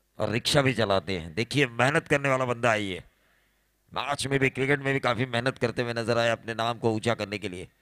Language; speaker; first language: Hindi; non-native, local second language; Marathi